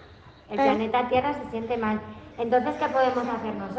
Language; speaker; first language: Spanish; native; Spanish